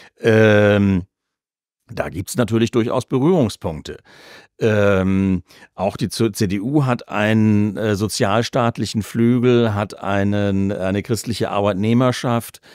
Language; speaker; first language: German; native; German